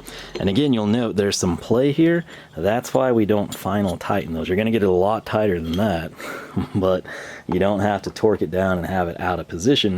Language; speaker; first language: English; native; English